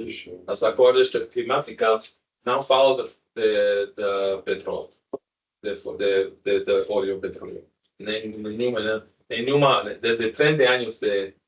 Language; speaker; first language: Portuguese; non-native, learner; Spanish